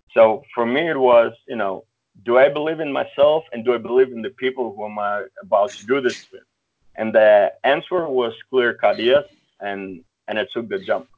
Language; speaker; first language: English; early bilingual, other home language; Russian